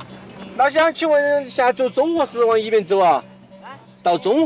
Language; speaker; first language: Chinese; native; Chinese